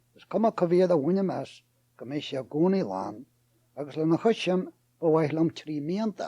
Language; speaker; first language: Irish; native; Irish